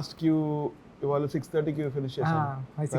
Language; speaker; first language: Telugu; non-native, learner; Tamil